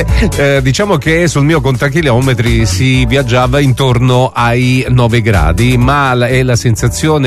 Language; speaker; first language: Italian; native; Italian